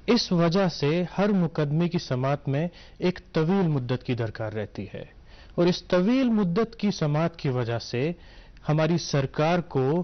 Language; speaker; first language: Urdu; non-native, local second language; Kashmiri